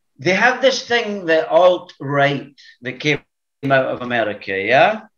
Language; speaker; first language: English; native; English